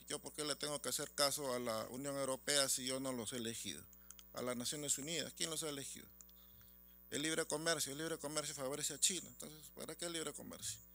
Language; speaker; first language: Spanish; native; Spanish